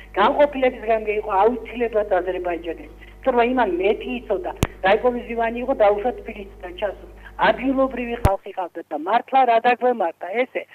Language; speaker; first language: Georgian; non-native, local second language; Azerbaijani